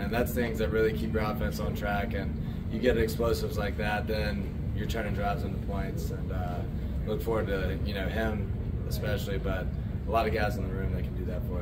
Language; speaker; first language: English; native; English